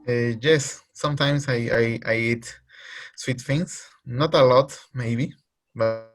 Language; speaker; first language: English; non-native, learner; Spanish